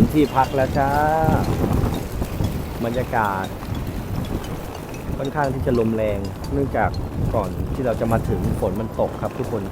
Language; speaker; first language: Thai; native; Thai